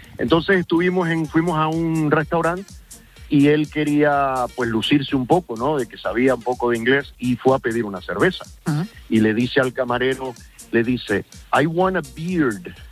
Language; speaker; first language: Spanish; early bilingual, heritage; Spanish